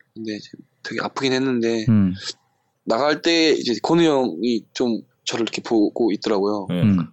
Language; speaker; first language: Korean; native; Korean